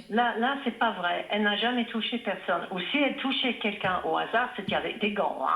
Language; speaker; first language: French; non-native, fluent; English